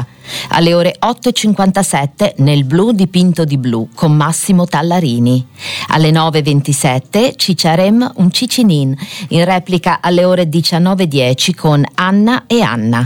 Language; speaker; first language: Italian; native; Italian